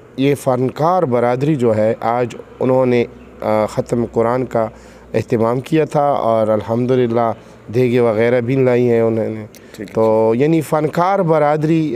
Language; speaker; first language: Urdu; non-native, local second language; Pashto